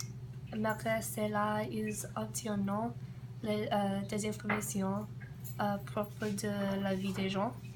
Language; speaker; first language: French; non-native, learner; English